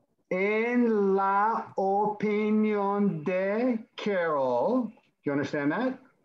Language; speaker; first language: English; native; English